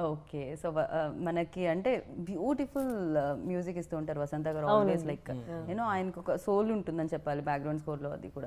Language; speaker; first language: Telugu; native; Telugu